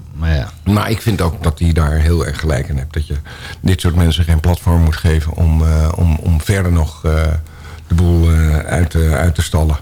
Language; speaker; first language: Dutch; native; Dutch